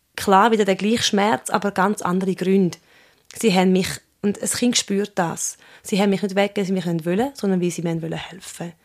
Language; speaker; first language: German; early bilingual, other home language; Swiss German